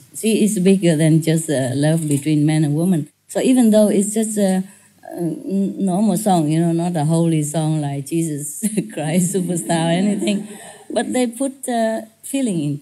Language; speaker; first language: English; non-native, fluent; Vietnamese